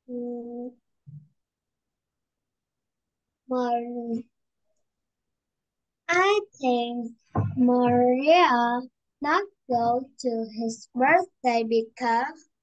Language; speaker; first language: English; non-native, learner; Vietnamese